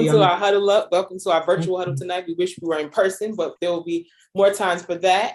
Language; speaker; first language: English; native; English